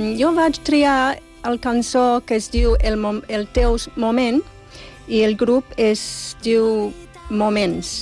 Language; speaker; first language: Catalan; non-native, learner; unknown